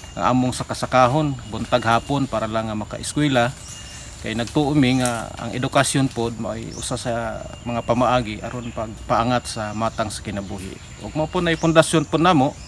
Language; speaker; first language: Cebuano; non-native, local second language; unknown